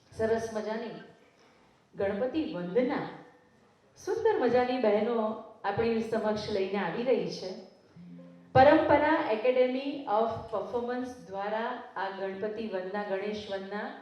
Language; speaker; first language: Gujarati; native; Gujarati